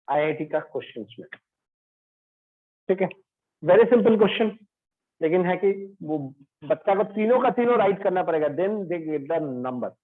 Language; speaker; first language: Hindi; non-native, local second language; Bangla